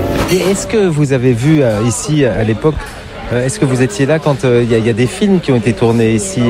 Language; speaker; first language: French; native; French